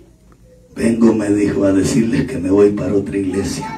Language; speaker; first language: Spanish; native; Spanish